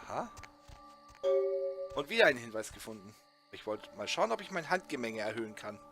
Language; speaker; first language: German; native; German